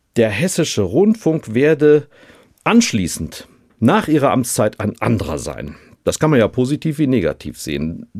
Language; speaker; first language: German; native; German